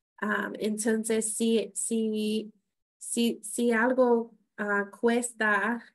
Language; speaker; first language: Spanish; non-native, fluent; English